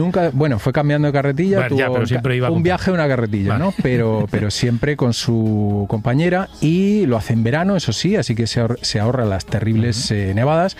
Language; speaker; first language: Spanish; native; Spanish